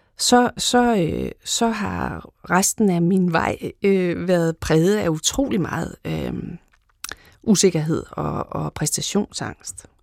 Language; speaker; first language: Danish; native; Danish